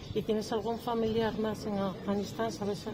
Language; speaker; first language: Spanish; native; Spanish